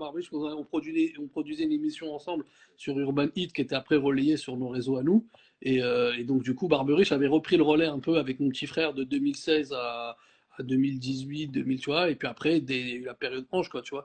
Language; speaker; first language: French; native; French